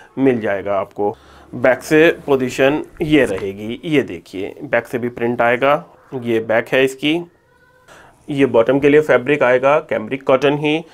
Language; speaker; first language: Hindi; native; Hindi